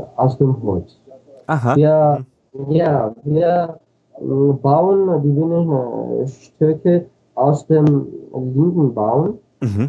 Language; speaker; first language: German; non-native, learner; Armenian